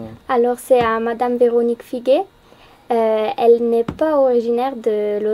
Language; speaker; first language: French; non-native, fluent; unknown